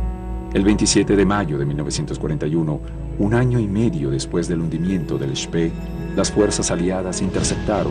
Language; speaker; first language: Spanish; native; Spanish